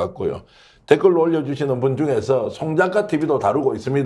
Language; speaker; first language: Korean; native; Korean